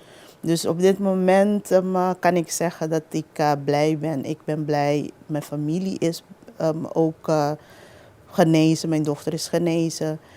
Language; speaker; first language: Dutch; non-native, local second language; Papiamento